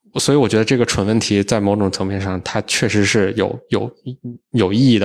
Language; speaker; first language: Chinese; native; Chinese